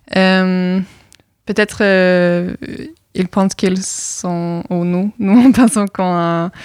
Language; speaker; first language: French; non-native, fluent; Norwegian